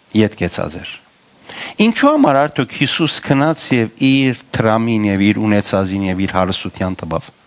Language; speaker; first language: Armenian; early bilingual, heritage; Armenian